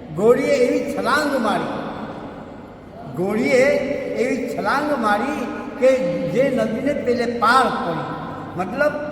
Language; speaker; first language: Gujarati; native; Gujarati